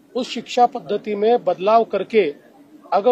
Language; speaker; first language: Hindi; non-native, local second language; Marathi